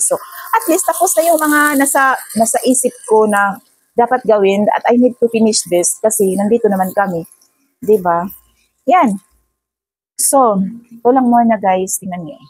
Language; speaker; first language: Filipino; non-native, local second language; Cebuano